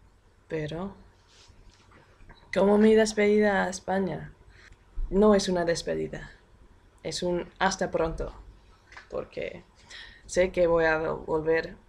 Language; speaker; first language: Spanish; non-native, fluent; English